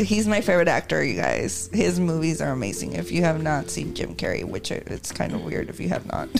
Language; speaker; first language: English; native; English